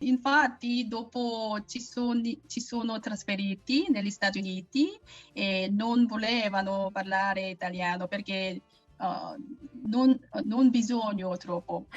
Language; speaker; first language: Italian; non-native, learner; Korean